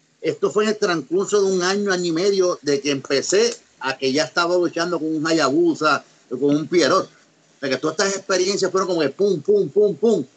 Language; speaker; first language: Spanish; native; Spanish